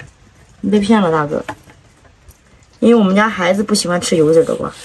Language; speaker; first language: Chinese; native; Chinese